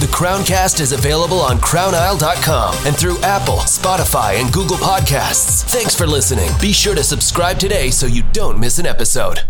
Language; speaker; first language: English; native; English